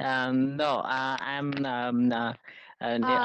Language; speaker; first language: English; non-native, learner; Vietnamese